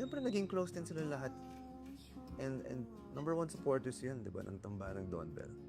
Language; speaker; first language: Filipino; native; Filipino